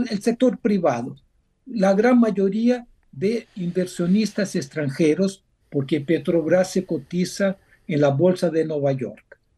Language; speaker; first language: Spanish; non-native, fluent; Portuguese